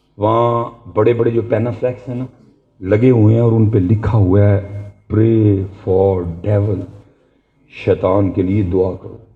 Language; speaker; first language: Urdu; non-native, local second language; Northern Hindko